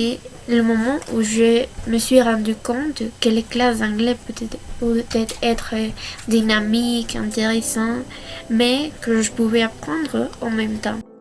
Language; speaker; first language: French; non-native, fluent; Spanish